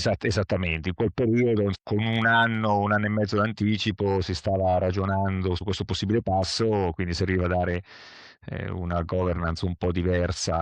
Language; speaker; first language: Italian; native; Italian